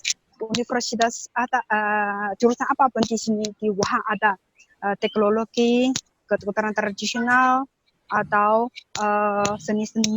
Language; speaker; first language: Indonesian; non-native, learner; Chinese